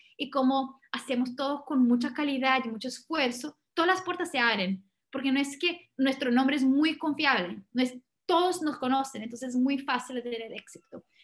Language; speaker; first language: Spanish; non-native, fluent; Portuguese